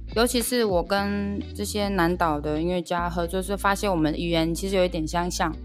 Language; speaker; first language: Chinese; non-native, local second language; Amis